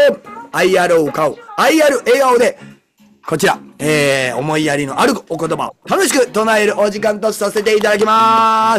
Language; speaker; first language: Japanese; native; Japanese